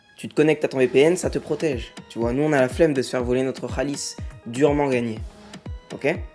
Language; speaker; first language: French; native; French